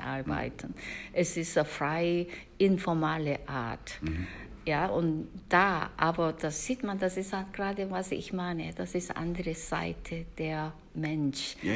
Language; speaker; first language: German; non-native, fluent; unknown